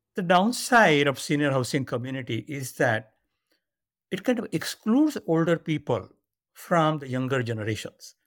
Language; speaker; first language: English; non-native, local second language; Marathi